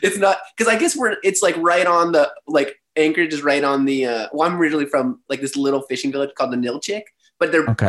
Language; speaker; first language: English; native; English